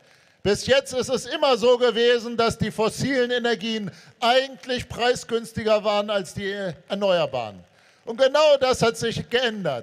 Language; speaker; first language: German; native; German